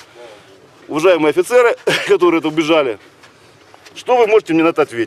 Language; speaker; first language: Russian; native; Russian